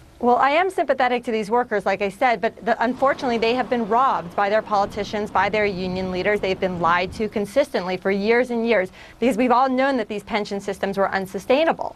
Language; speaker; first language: English; native; English